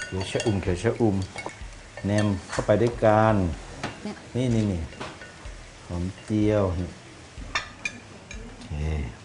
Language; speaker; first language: Thai; native; Thai